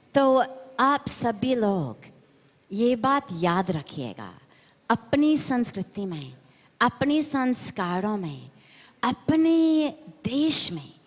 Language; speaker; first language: Hindi; non-native, fluent; English